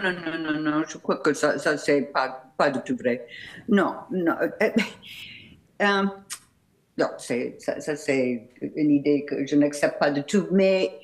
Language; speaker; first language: French; non-native, fluent; English